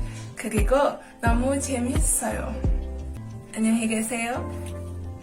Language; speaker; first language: Korean; non-native, learner; Portuguese